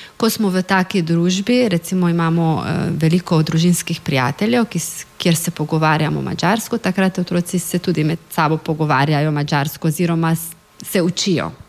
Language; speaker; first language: Slovenian; native; Slovenian